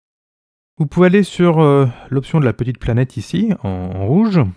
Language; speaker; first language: French; native; French